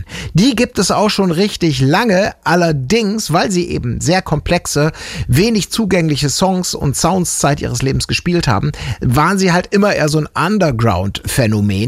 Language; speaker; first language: German; native; German